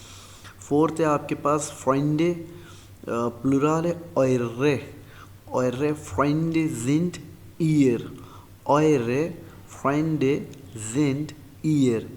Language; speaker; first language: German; non-native, learner; Urdu